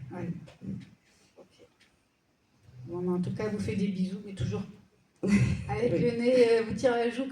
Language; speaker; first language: French; native; French